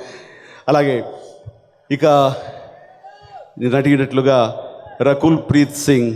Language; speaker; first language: Telugu; native; Telugu